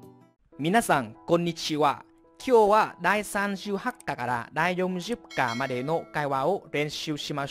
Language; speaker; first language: Japanese; non-native, fluent; Vietnamese